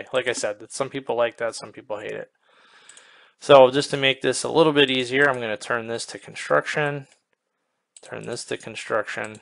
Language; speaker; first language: English; native; English